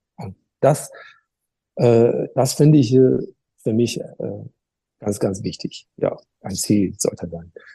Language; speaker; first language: German; non-native, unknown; Chinese